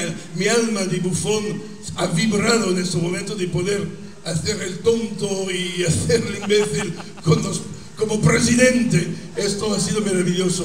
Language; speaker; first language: Spanish; non-native, fluent; Italian